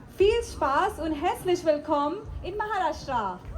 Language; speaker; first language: German; non-native, fluent; Marathi